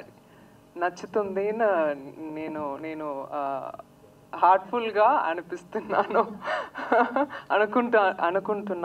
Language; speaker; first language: Telugu; non-native, learner; Tamil